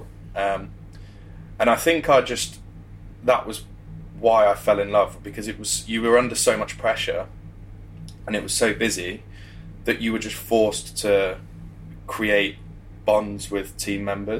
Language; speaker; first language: English; native; English